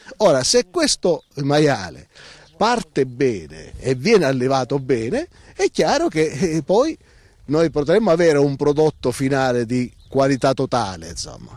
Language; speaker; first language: Italian; native; Italian